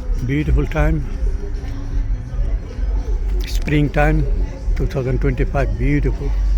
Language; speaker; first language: English; non-native, local second language; Bangla